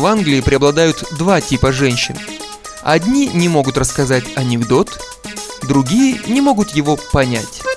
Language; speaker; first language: Russian; native; Russian